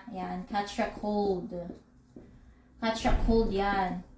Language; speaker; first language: English; non-native, local second language; Filipino